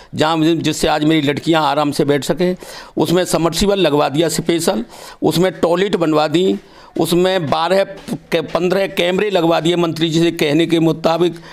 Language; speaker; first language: Hindi; native; Hindi